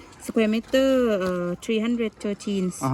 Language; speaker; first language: English; non-native, local second language; Thai